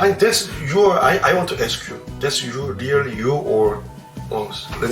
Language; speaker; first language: English; non-native, learner; Korean